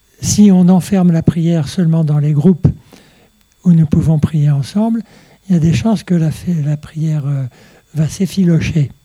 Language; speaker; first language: French; native; French